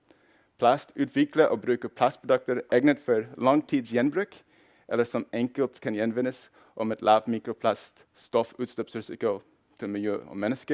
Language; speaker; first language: Norwegian; non-native, fluent; English